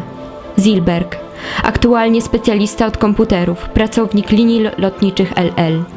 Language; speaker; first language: Polish; native; Polish